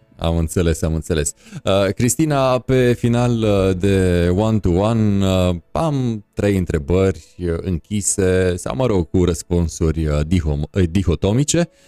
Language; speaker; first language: Romanian; native; Romanian